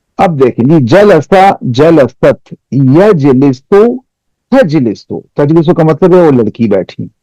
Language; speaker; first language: Urdu; non-native, local second language; Pashto